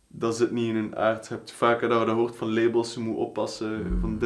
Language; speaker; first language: Dutch; native; Dutch